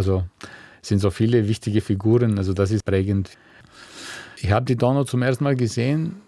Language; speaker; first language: German; non-native, fluent; Bulgarian